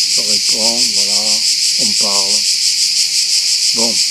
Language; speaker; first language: French; native; French